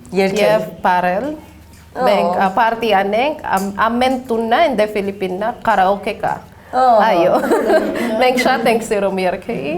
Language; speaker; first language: Armenian; non-native, learner; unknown